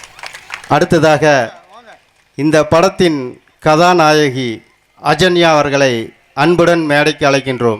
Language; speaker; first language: Tamil; native; Tamil